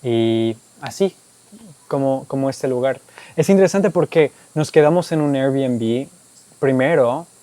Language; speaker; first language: Spanish; non-native, fluent; English